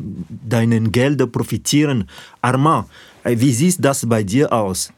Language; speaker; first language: German; non-native, fluent; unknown